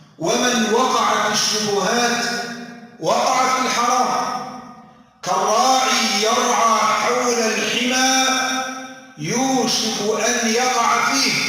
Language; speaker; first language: Arabic; native; Arabic